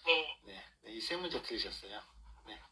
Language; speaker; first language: Korean; native; Korean